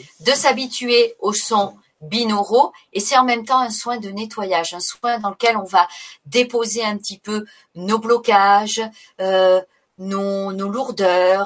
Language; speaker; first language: French; native; French